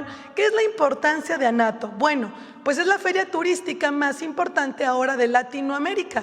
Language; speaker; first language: Spanish; native; Spanish